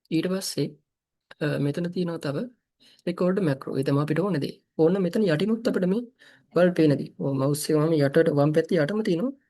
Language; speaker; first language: Sinhala; native; Sinhala